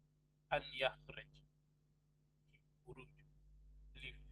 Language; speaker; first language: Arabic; non-native, fluent; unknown